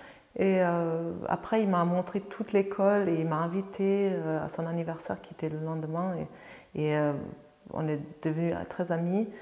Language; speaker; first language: French; non-native, fluent; German